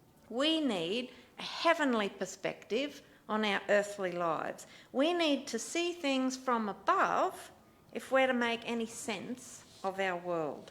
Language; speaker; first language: English; native; English